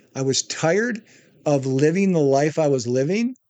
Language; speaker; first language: English; native; English